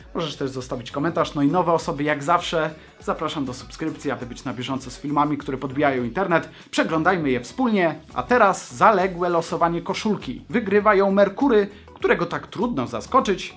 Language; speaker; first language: Polish; native; Polish